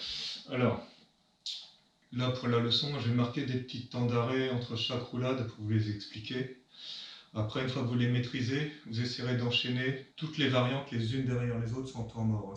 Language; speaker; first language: French; native; French